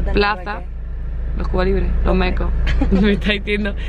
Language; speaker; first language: Spanish; native; Spanish